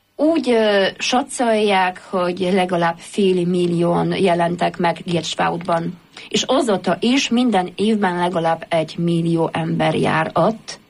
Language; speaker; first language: Hungarian; non-native, fluent; Polish